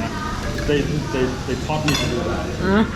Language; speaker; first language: English; non-native, fluent; Vietnamese